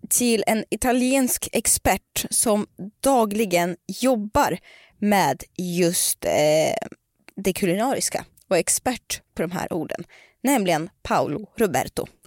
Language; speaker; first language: Swedish; native; Swedish